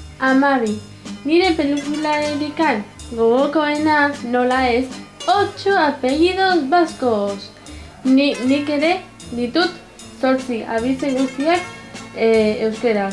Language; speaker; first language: Basque; non-native, local second language; Spanish